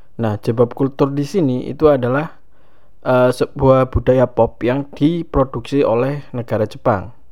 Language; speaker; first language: Indonesian; native; Indonesian